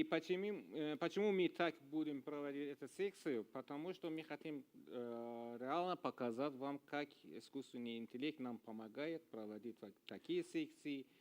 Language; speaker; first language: Russian; non-native, learner; Persian